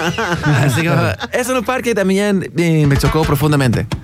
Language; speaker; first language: Spanish; non-native, fluent; English